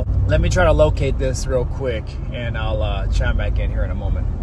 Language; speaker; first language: English; native; English